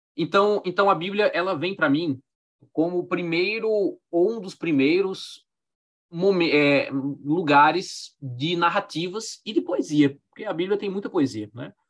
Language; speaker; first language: Portuguese; native; Portuguese